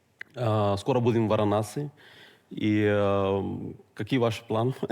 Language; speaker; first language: Russian; non-native, fluent; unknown